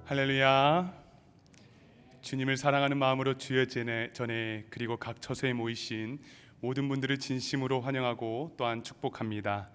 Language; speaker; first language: Korean; native; Korean